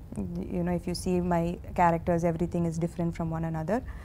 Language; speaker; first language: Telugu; non-native, fluent; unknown